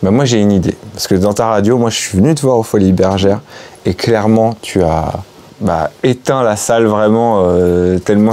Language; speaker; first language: French; native; French